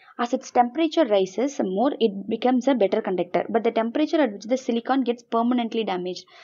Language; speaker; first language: English; non-native, local second language; Tamil